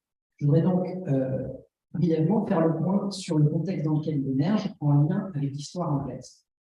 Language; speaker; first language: French; native; French